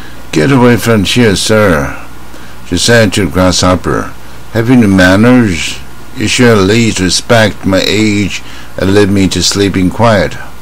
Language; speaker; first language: English; non-native, fluent; Chinese